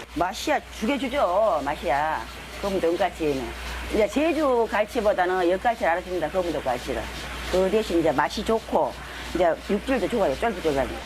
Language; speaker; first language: Korean; native; Korean